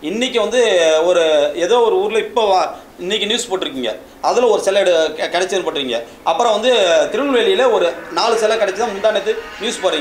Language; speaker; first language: Tamil; native; Tamil